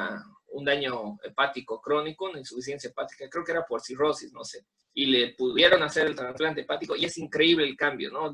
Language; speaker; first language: Spanish; native; Spanish